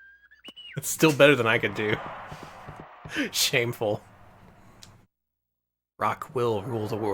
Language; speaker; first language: English; native; English